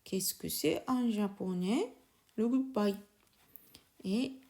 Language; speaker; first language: French; non-native, learner; Japanese